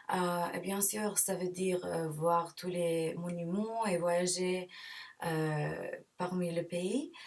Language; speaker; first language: French; non-native, learner; English